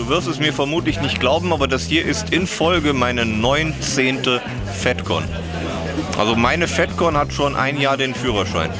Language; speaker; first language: German; native; German